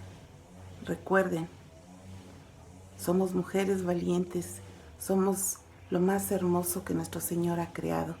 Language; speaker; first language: Spanish; native; Spanish